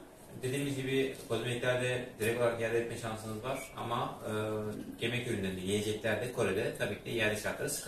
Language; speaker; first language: Turkish; native; Turkish